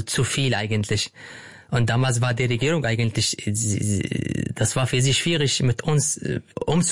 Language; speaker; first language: German; non-native, fluent; Arabic